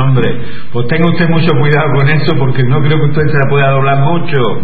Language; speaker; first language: Spanish; native; Spanish